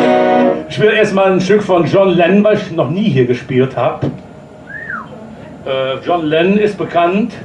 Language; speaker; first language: German; native; German